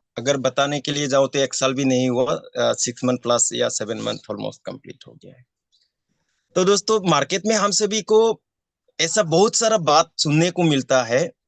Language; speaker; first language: Hindi; non-native, local second language; Assamese